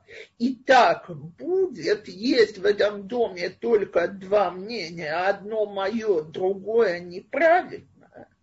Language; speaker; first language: Russian; native; Russian